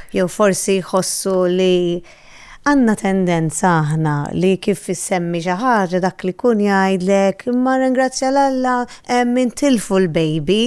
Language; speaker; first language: Maltese; native; Maltese